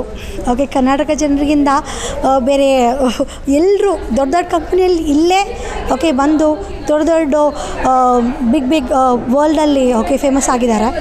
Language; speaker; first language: Kannada; non-native, local second language; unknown